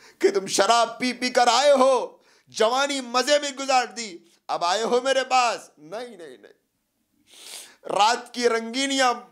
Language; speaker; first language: Urdu; native; Urdu